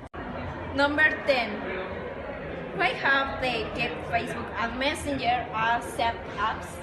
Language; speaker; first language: English; non-native, learner; Spanish